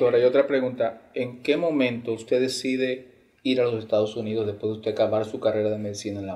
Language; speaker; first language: Spanish; native; Spanish